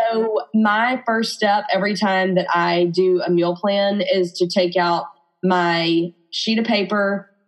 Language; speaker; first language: English; native; English